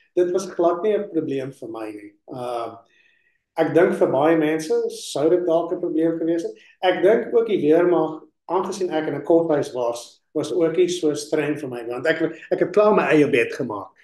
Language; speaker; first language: Afrikaans; early bilingual, heritage; Afrikaans